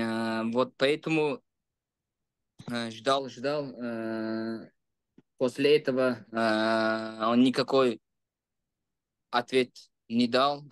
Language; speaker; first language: Russian; non-native, local second language; Uzbek